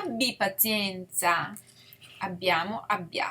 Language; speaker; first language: Italian; non-native, fluent; English